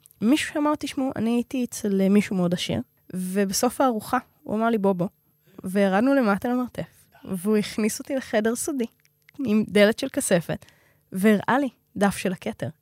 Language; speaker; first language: Hebrew; native; Hebrew